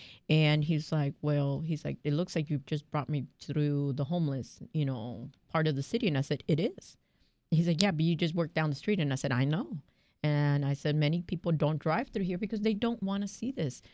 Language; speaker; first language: English; early bilingual, other home language; Spanish